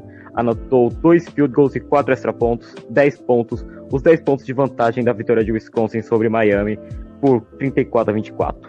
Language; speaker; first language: Portuguese; native; Portuguese